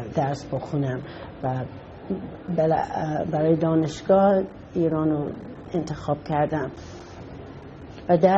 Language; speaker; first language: Persian; non-native, fluent; English